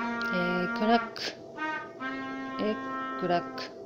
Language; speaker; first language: French; non-native, learner; Japanese